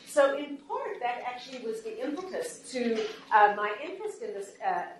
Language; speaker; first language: English; native; English